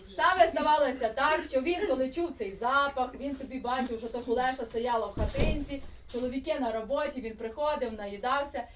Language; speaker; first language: Ukrainian; native; Ukrainian